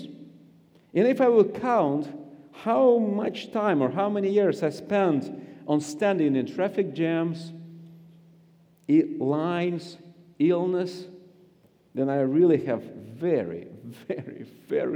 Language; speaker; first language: English; non-native, fluent; Russian